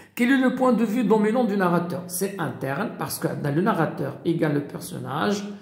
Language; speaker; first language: French; non-native, local second language; Arabic